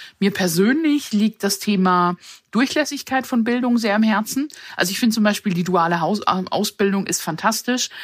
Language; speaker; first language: German; early bilingual, other home language; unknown